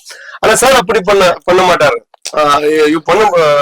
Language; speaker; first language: Tamil; non-native, learner; Tulu